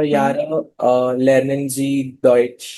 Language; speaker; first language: German; non-native, learner; Marathi